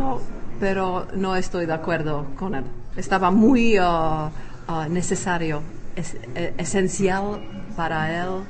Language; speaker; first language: Spanish; non-native, fluent; Czech